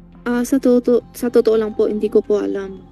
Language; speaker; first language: Filipino; non-native, learner; Chinese